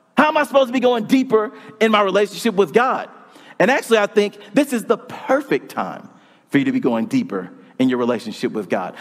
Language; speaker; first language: English; native; English